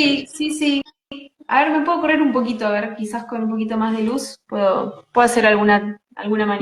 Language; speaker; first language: Spanish; native; Spanish